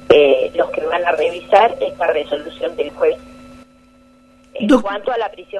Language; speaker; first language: Spanish; native; Spanish